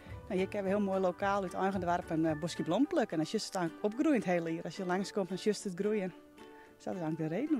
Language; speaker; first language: Dutch; non-native, local second language; Western Frisian